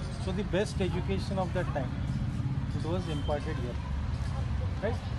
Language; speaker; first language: English; non-native, local second language; Marathi